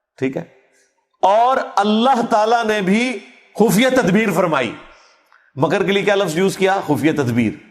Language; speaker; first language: Urdu; non-native, local second language; Punjabi